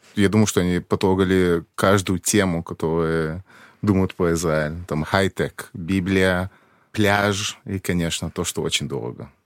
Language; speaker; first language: Russian; early bilingual, heritage; Russian